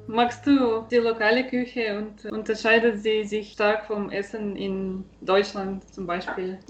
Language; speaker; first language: German; non-native, fluent; Russian